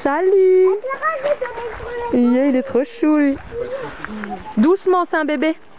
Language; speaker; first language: French; native; French